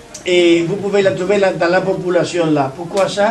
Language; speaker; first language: French; non-native, learner; Spanish